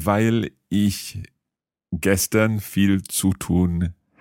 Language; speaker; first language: German; non-native, learner; English